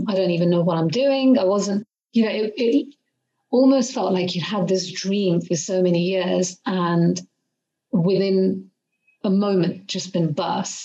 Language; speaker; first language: English; native; English